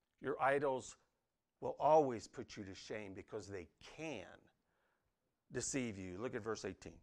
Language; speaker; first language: English; native; English